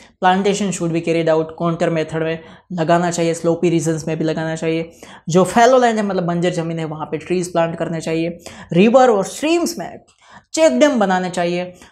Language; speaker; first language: Hindi; non-native, local second language; Gujarati